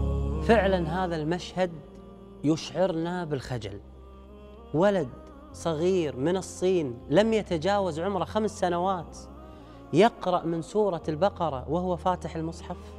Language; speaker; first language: Arabic; native; Arabic